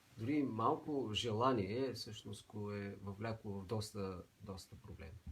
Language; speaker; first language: Bulgarian; native; Bulgarian